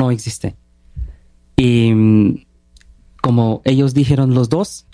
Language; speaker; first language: Spanish; non-native, learner; Bangla